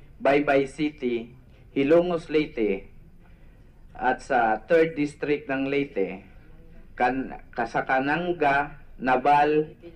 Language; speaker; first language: Filipino; non-native, local second language; Cebuano